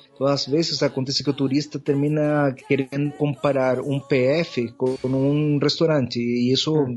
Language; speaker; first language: Portuguese; non-native, fluent; Spanish